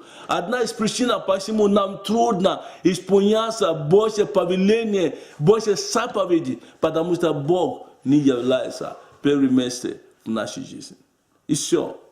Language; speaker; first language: Russian; non-native, learner; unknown